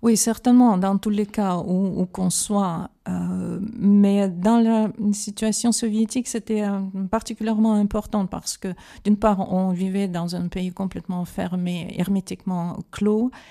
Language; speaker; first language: French; non-native, fluent; Russian